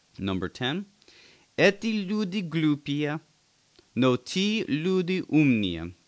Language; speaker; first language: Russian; non-native, learner; English